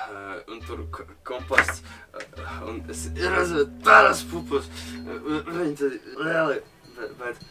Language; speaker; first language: Latvian; non-native, local second language; Russian